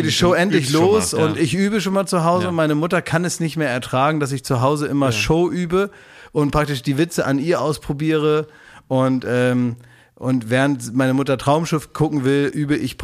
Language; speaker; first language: German; native; German